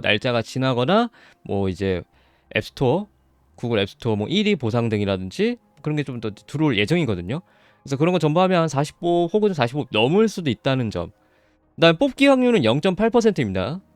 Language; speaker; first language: Korean; native; Korean